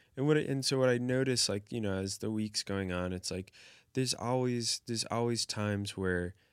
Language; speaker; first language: English; native; English